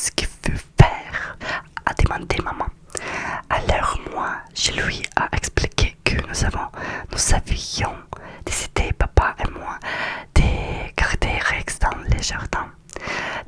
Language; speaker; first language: French; non-native, learner; Russian